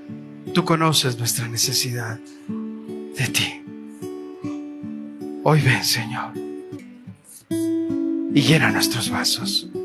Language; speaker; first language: Spanish; native; Spanish